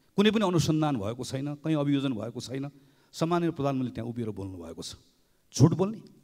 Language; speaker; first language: Nepali; native; Nepali